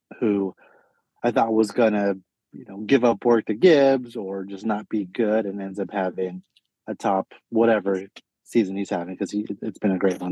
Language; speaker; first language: English; native; English